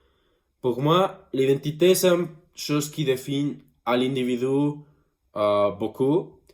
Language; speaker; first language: French; non-native, learner; Spanish